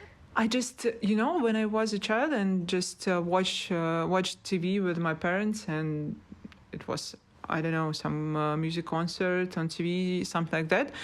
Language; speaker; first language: English; non-native, learner; Russian